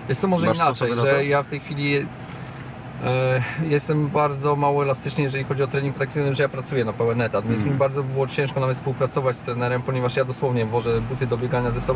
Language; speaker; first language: Polish; native; Polish